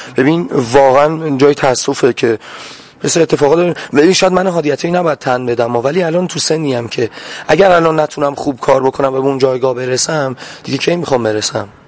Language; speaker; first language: Persian; non-native, local second language; Azerbaijani